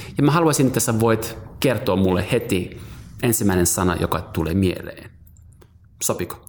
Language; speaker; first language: Finnish; native; Finnish